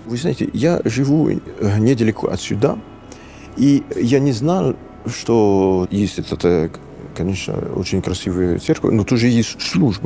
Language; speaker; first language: Russian; non-native, learner; French